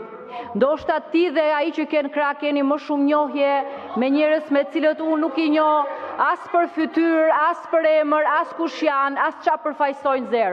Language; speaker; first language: Albanian; native; Albanian